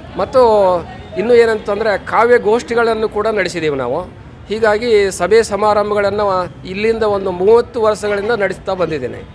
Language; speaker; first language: Kannada; native; Kannada